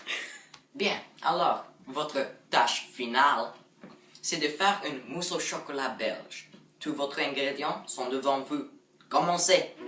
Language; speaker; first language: French; non-native, learner; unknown